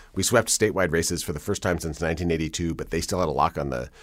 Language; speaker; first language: English; native; English